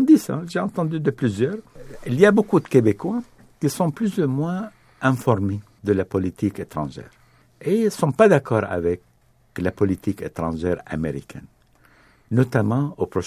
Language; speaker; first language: French; non-native, fluent; Arabic